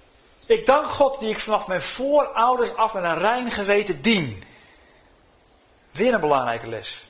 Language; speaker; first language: Dutch; native; Dutch